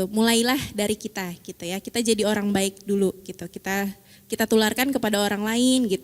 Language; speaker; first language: Indonesian; native; Indonesian